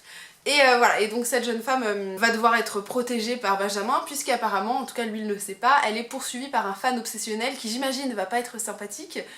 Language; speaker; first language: French; native; French